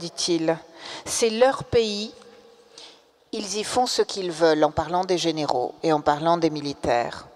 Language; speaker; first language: French; native; French